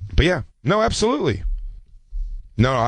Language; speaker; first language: English; native; English